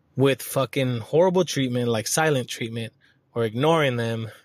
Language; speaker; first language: English; early bilingual, other home language; Spanish